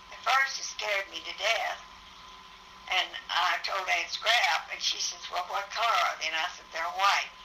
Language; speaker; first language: English; native; English